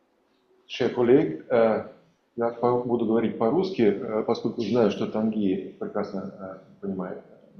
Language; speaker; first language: Russian; native; Russian